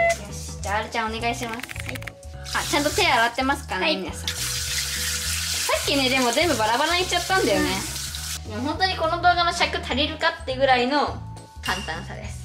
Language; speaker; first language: Japanese; native; Japanese